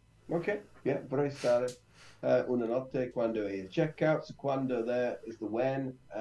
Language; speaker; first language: Italian; non-native, learner; English